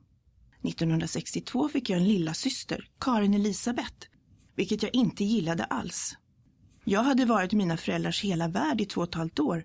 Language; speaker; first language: Swedish; early bilingual, other home language; English